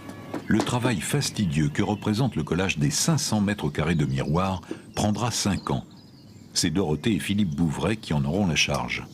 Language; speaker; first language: French; native; French